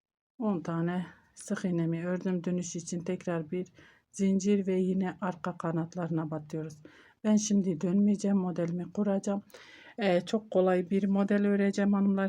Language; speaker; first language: Turkish; native; Turkish